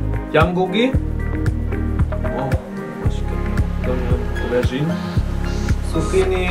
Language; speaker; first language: Korean; non-native, learner; German